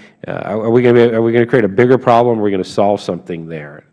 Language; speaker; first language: English; native; English